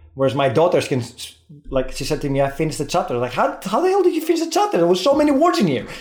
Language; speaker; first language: English; non-native, fluent; Greek